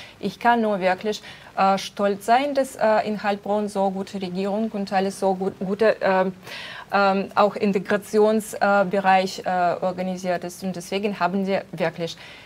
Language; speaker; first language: German; non-native, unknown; Russian